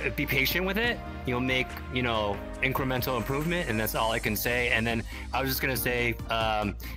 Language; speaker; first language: English; native; English